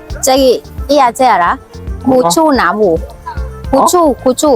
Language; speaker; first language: Korean; non-native, learner; Vietnamese